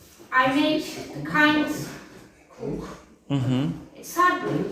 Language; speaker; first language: English; non-native, learner; Turkish